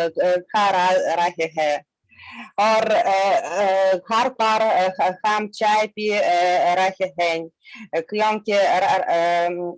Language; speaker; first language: Hindi; non-native, learner; Russian